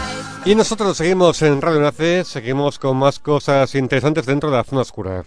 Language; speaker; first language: Spanish; native; Spanish